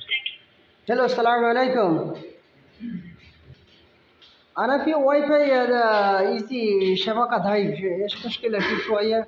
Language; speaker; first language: Arabic; non-native, learner; Bangla